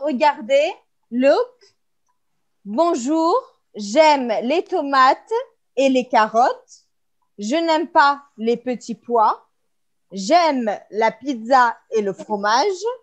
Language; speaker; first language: French; non-native, fluent; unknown